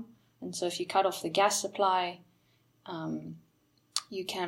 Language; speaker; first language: English; native; English